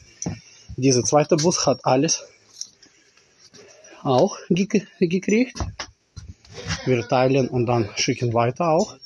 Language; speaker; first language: German; non-native, learner; Ukrainian